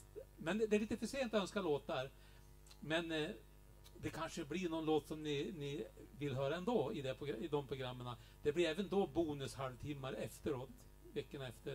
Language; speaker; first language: Swedish; native; Swedish